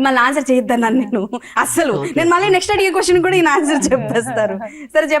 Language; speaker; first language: Telugu; native; Telugu